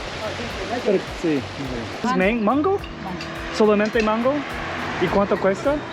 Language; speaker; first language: Spanish; non-native, learner; English